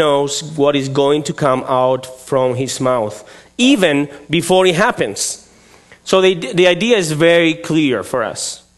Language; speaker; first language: English; non-native, fluent; Spanish